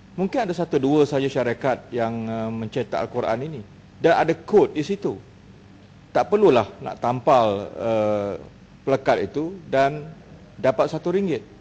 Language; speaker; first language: Malay; native; Malay